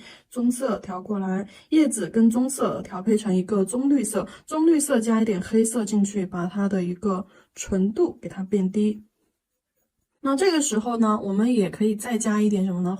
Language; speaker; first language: Chinese; native; Chinese